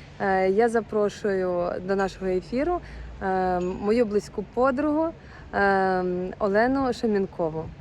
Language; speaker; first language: Ukrainian; native; Ukrainian